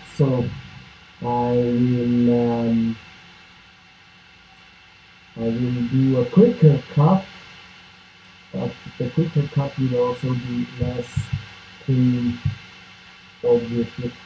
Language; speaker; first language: English; non-native, fluent; Italian